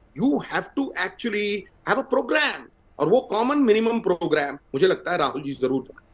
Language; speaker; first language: Hindi; non-native, local second language; Punjabi